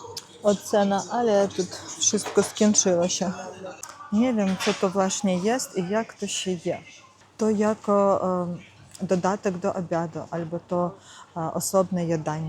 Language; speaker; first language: Polish; non-native, learner; Ukrainian